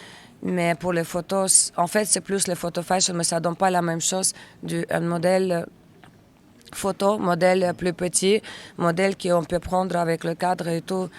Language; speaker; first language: French; non-native, learner; Russian